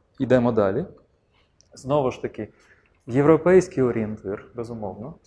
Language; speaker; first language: Ukrainian; non-native, local second language; Russian